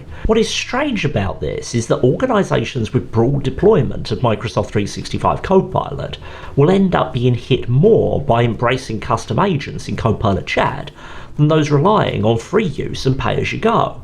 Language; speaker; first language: English; native; English